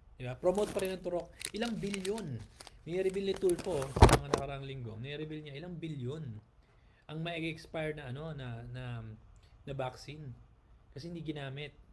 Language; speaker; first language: Filipino; native; Filipino